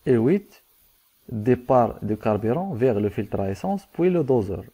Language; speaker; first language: French; non-native, local second language; Arabic